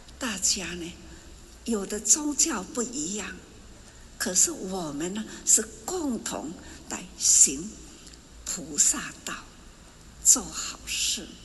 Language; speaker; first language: Chinese; non-native, local second language; Min Nan Chinese